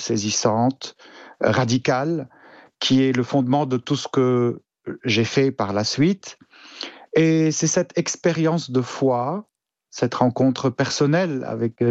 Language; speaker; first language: French; non-native, local second language; Arabic